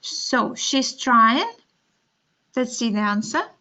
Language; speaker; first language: English; non-native, fluent; Russian